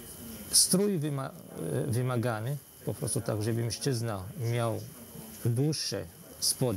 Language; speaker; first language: Polish; non-native, fluent; Arabic